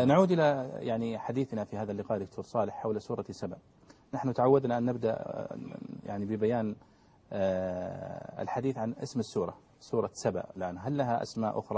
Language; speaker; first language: Arabic; native; Arabic